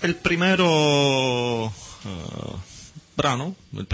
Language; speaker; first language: Spanish; non-native, learner; Italian